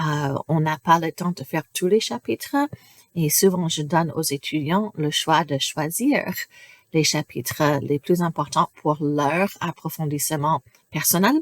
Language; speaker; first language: French; non-native, fluent; English